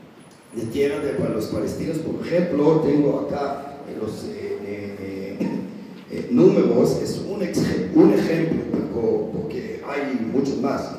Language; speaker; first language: Spanish; non-native, learner; Hebrew